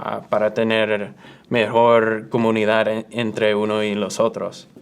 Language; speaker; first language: Spanish; early bilingual, other home language; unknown